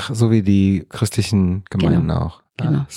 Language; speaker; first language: German; native; German